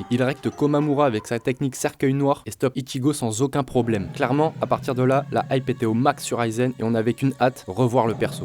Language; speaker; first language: French; native; French